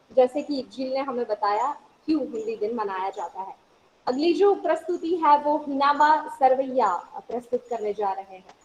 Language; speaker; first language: Hindi; non-native, local second language; Gujarati